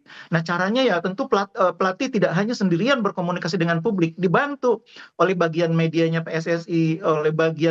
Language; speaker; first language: Indonesian; native; Indonesian